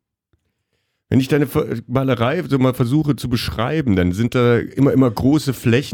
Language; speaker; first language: German; native; German